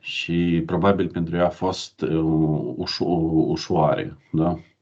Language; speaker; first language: Romanian; non-native, learner; Ukrainian